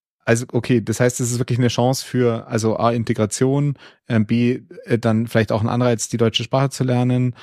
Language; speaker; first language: German; native; German